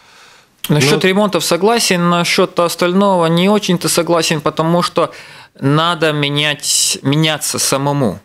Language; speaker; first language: Russian; non-native, local second language; Latvian